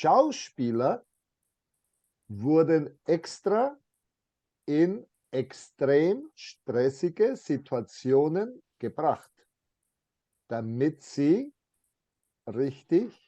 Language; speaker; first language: German; non-native, fluent; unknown